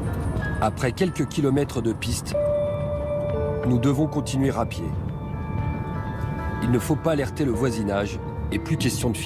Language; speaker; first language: French; native; French